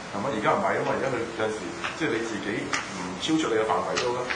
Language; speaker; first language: Cantonese; native; Cantonese